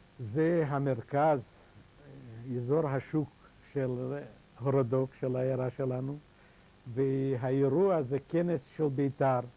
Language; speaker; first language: Hebrew; non-native, fluent; Yiddish